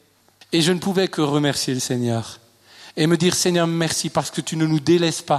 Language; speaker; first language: French; native; French